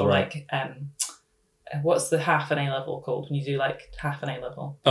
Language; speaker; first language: English; native; English